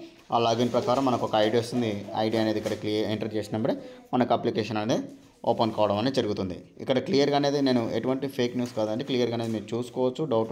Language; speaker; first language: Telugu; native; Telugu